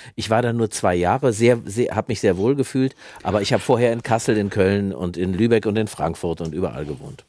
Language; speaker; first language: German; native; German